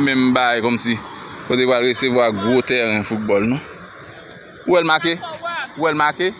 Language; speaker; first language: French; non-native, local second language; Haitian Creole